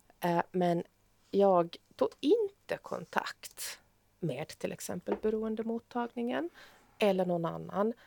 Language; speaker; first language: Swedish; native; Swedish